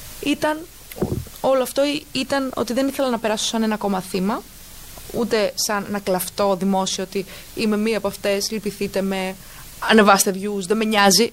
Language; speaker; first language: Greek; early bilingual, heritage; Greek